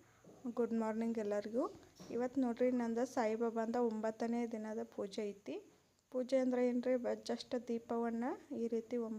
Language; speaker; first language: Kannada; native; Kannada